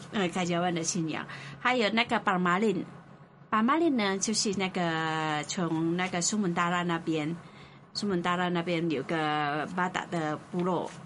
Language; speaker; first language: Chinese; non-native, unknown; Indonesian